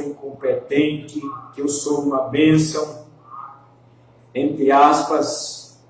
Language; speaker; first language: Portuguese; native; Portuguese